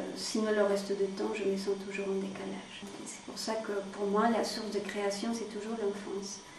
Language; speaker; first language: French; non-native, fluent; Spanish